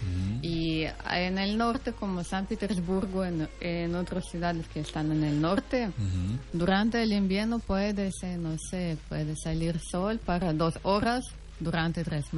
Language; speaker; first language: Spanish; non-native, fluent; Russian